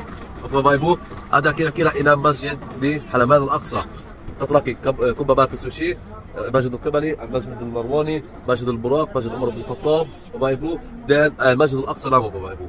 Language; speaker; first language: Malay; non-native, learner; Arabic